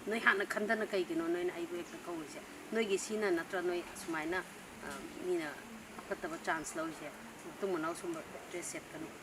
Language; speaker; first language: Manipuri; native; Manipuri